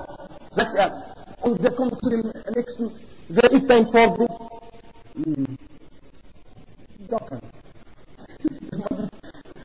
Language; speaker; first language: German; non-native, fluent; Arabic